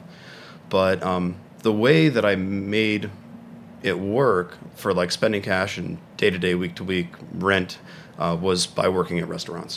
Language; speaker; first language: English; native; English